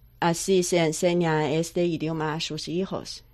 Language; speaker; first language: Spanish; non-native, learner; Chinese